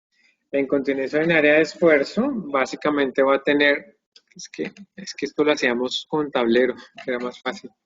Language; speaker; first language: Spanish; native; Spanish